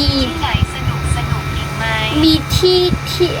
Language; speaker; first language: Thai; non-native, learner; Chinese